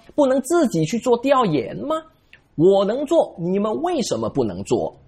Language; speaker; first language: Chinese; native; Chinese